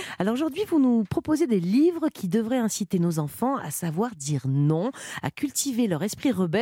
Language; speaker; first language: French; native; French